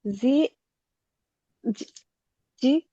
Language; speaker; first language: German; non-native, learner; Bangla